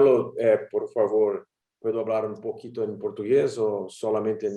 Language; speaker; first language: Spanish; non-native, learner; Portuguese